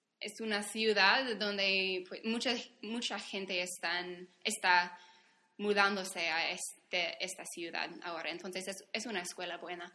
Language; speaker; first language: Spanish; non-native, fluent; English